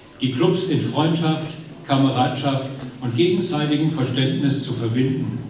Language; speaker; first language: German; native; German